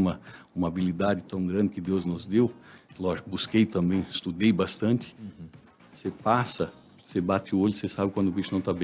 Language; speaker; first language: Portuguese; native; Portuguese